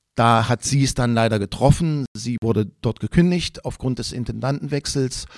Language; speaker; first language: German; native; German